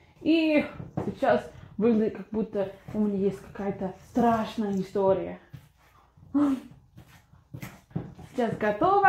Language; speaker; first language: Russian; non-native, fluent; English